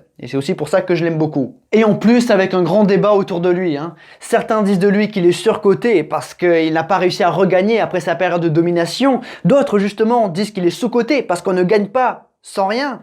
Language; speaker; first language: French; native; French